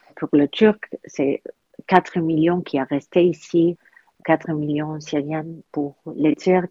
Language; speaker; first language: French; non-native, learner; Arabic